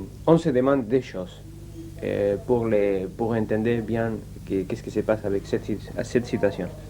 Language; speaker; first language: French; non-native, learner; Spanish